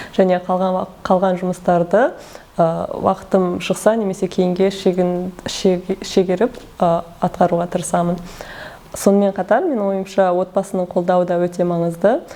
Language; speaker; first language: Kazakh; early bilingual, heritage; Kazakh